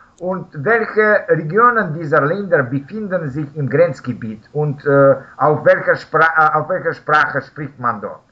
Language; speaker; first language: German; non-native, learner; Russian